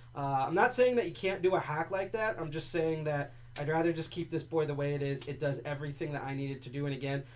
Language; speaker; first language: English; native; English